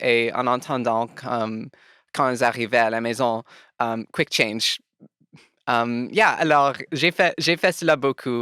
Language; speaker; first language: French; non-native, local second language; English